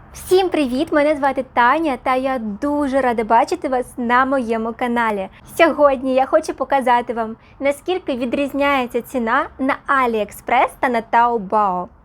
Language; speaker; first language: Ukrainian; non-native, local second language; Russian